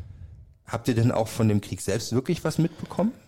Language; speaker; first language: German; native; German